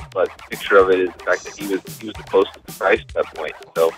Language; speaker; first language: English; native; English